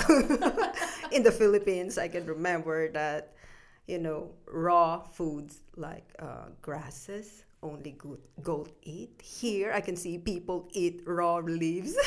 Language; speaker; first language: English; non-native, local second language; Filipino